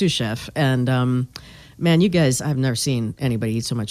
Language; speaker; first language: English; native; English